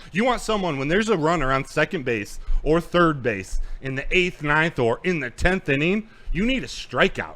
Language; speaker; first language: English; native; English